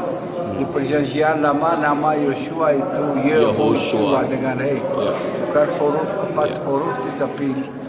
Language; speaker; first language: Indonesian; non-native, learner; Hebrew